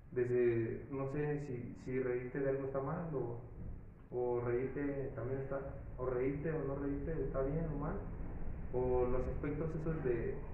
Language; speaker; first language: Spanish; native; Spanish